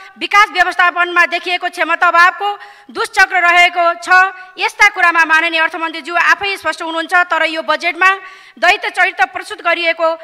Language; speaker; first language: Nepali; native; Nepali